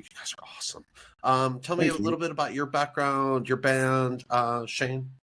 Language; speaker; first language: English; native; English